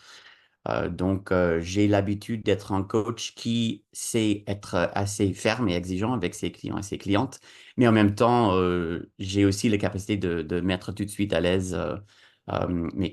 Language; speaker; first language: French; non-native, fluent; English